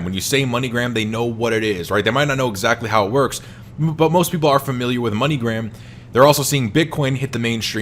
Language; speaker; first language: English; native; English